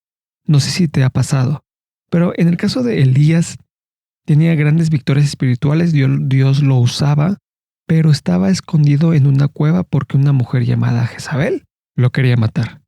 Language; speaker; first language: Spanish; native; Spanish